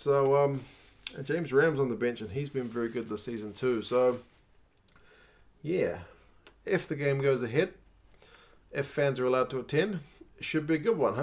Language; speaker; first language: English; native; English